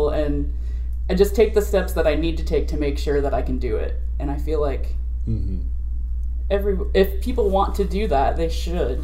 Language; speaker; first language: English; native; English